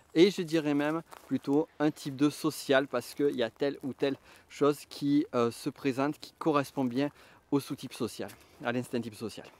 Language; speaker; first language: French; native; French